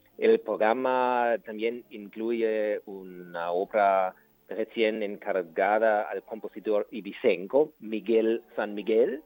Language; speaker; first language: Spanish; non-native, learner; German